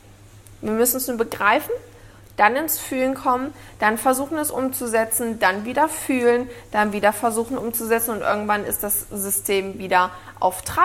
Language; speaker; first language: German; native; German